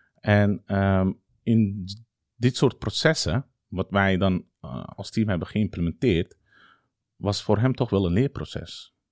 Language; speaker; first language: Dutch; early bilingual, other home language; Turkish